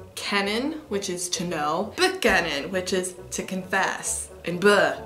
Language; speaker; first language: English; native; English